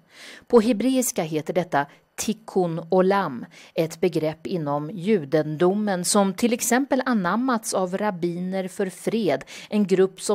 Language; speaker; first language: Swedish; native; Swedish